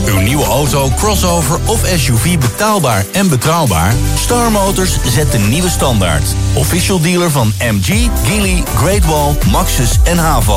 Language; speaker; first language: Dutch; native; Dutch